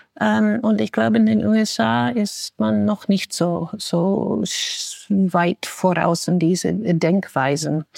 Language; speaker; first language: German; non-native, fluent; English